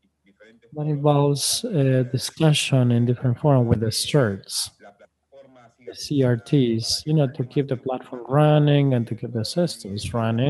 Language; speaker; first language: English; non-native, fluent; Spanish